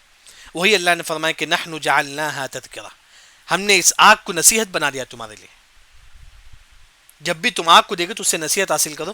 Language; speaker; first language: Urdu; non-native, local second language; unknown